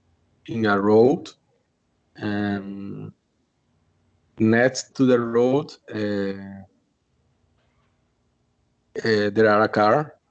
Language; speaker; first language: English; non-native, learner; Spanish